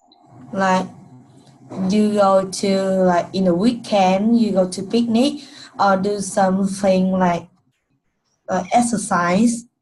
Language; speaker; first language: English; non-native, learner; Vietnamese